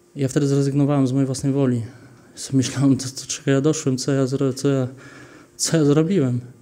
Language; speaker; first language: Polish; early bilingual, heritage; Polish